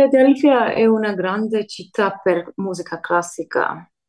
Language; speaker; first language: Italian; early bilingual, heritage; English